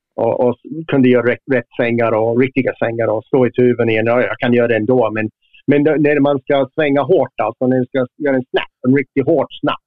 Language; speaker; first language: Swedish; non-native, fluent; English